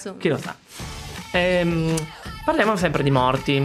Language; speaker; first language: Italian; native; Italian